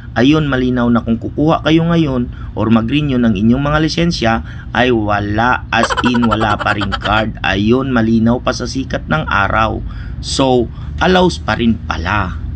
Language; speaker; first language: Filipino; non-native, local second language; Hiligaynon